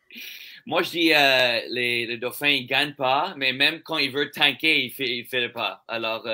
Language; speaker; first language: French; non-native, local second language; English